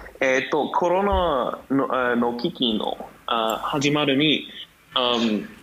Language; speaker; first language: Japanese; non-native, learner; English